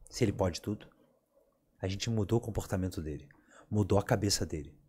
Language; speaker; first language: Portuguese; native; Portuguese